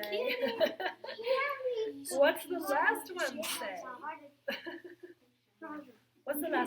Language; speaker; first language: English; native; English